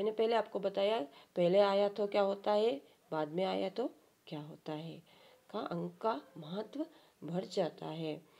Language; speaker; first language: Hindi; non-native, local second language; Kannada